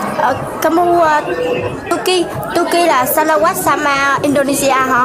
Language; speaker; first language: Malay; non-native, learner; Vietnamese